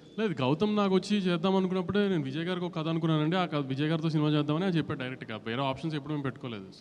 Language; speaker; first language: Telugu; native; Telugu